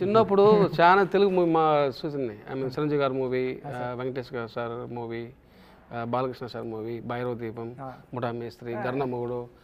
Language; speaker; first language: Telugu; non-native, local second language; Tamil